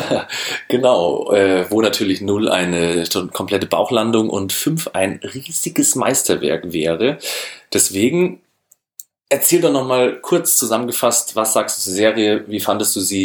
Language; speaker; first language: German; native; German